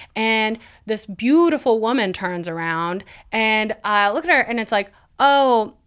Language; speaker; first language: English; early bilingual, other home language; Spanish